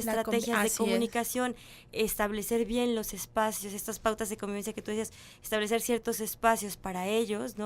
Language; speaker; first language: Spanish; native; Spanish